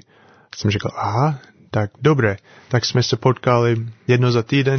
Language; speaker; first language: Czech; non-native, learner; English